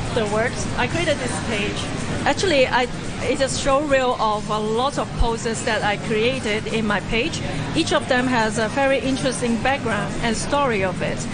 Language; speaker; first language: English; non-native, local second language; Cantonese